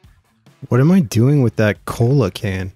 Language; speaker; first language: English; native; English